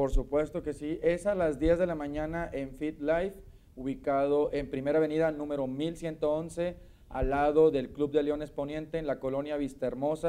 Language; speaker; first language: Spanish; native; Spanish